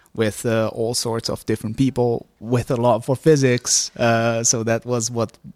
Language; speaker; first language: English; non-native, fluent; Portuguese